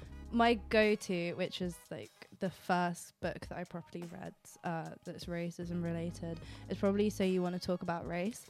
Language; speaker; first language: English; native; English